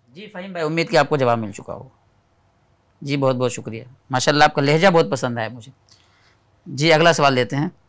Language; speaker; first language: Hindi; native; Hindi